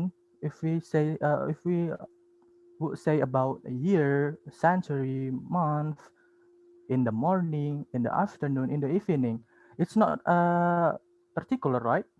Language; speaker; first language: English; non-native, learner; Indonesian